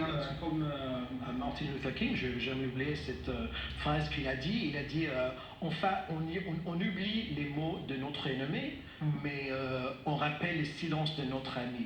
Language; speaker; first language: French; non-native, fluent; English